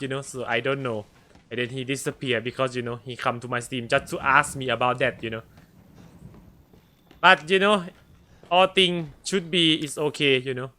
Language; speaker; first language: English; non-native, learner; Thai